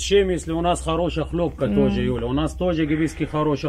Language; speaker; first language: Russian; non-native, learner; Arabic